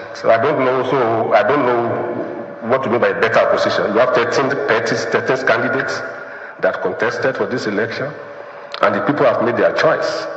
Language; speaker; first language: English; non-native, local second language; Yoruba